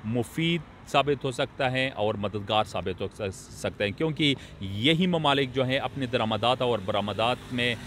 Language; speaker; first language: Urdu; non-native, local second language; Pashto